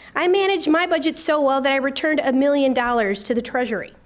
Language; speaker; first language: English; native; English